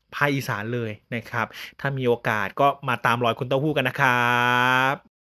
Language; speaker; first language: Thai; native; Thai